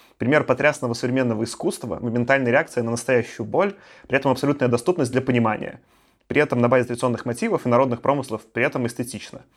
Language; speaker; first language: Russian; native; Russian